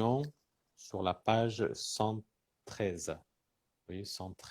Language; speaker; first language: French; non-native, fluent; Persian